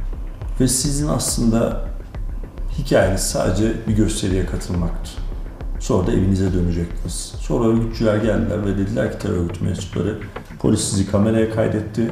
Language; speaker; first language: Turkish; native; Turkish